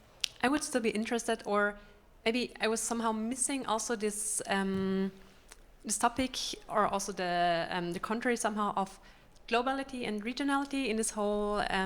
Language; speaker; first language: English; non-native, fluent; German